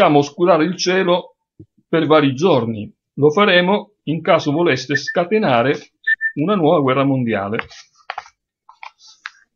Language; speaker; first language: Italian; native; Italian